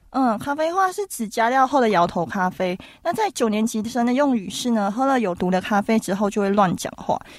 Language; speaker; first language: Chinese; native; Chinese